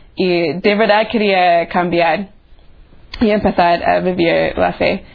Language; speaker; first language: Spanish; non-native, fluent; English